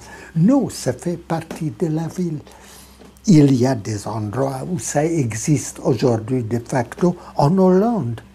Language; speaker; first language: French; non-native, fluent; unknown